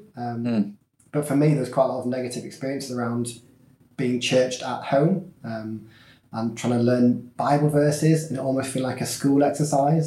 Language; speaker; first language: English; native; English